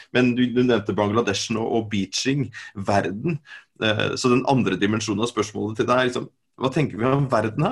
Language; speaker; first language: Norwegian; native; Norwegian